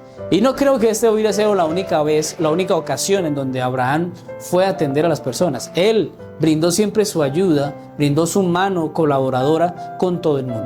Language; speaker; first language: Spanish; native; Spanish